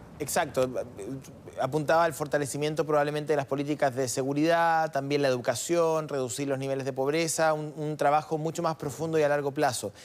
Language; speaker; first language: Spanish; native; Spanish